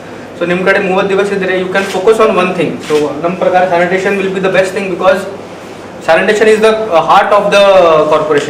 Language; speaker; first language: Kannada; non-native, fluent; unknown